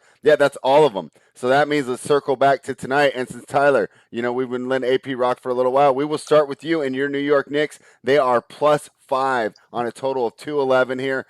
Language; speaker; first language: English; native; English